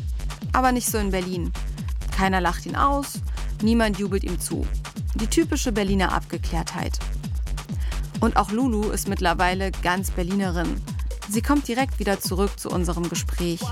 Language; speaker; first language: German; native; German